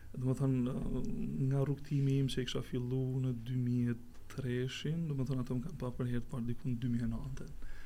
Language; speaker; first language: Albanian; native; Albanian